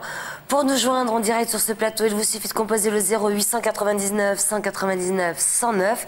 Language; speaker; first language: French; native; French